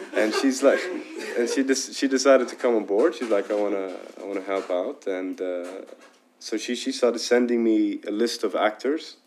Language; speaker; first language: English; non-native, fluent; Arabic